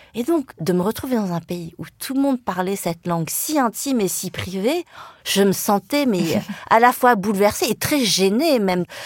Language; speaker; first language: French; early bilingual, other home language; Vietnamese